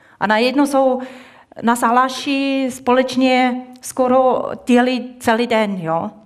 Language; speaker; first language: Czech; non-native, fluent; Swiss German